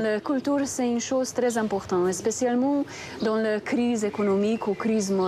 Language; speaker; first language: French; non-native, fluent; Slovenian